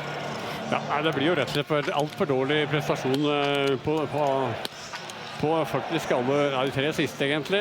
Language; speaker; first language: Norwegian; native; Norwegian